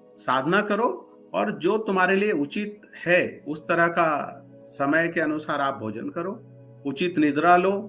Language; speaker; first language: Hindi; non-native, local second language; Marathi